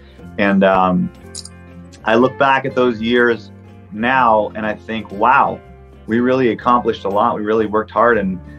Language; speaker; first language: English; non-native, local second language; French